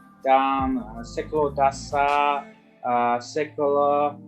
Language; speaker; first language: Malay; non-native, learner; English